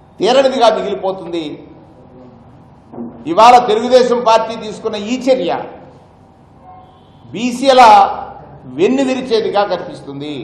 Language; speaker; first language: Telugu; native; Telugu